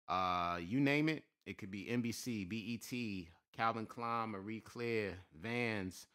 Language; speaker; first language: English; native; English